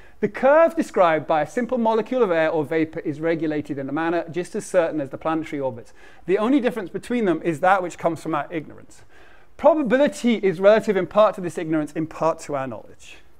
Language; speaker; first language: English; native; English